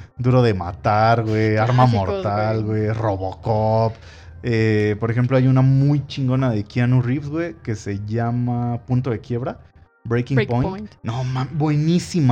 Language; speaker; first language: Spanish; native; Spanish